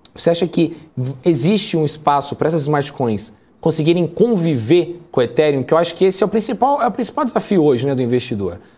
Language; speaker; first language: Portuguese; native; Portuguese